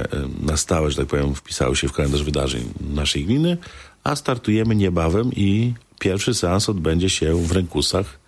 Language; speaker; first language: Polish; native; Polish